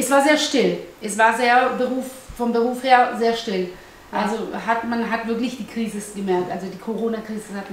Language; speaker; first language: German; early bilingual, other home language; Italian